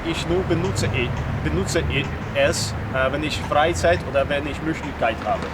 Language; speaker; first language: German; non-native, learner; Ukrainian